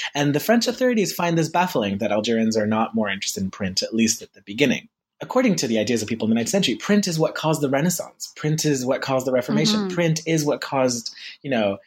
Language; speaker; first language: English; early bilingual, heritage; French